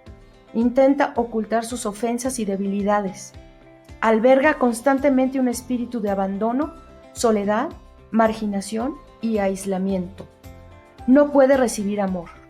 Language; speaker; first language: Spanish; native; Spanish